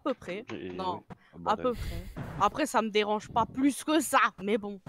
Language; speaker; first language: French; native; French